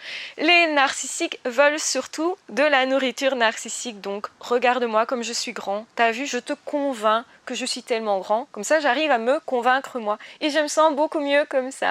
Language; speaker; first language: French; native; French